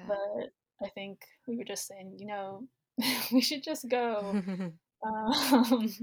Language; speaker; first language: English; native; English